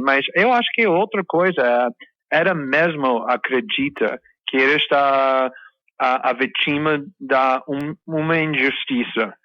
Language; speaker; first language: Portuguese; non-native, fluent; English